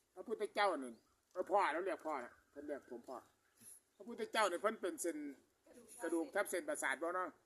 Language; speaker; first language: Thai; non-native, local second language; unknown